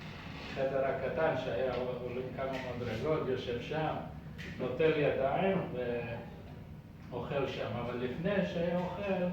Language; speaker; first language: Hebrew; early bilingual, other home language; Persian